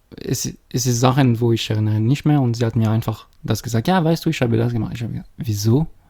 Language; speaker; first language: German; non-native, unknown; French